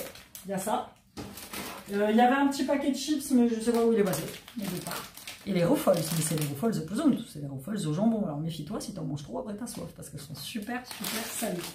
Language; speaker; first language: French; native; French